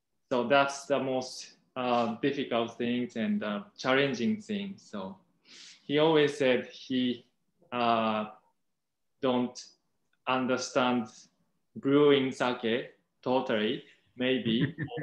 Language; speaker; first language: English; non-native, fluent; Japanese